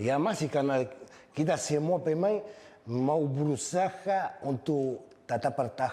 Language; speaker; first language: Indonesian; non-native, fluent; Spanish